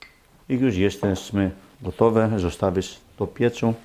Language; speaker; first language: Polish; non-native, learner; Greek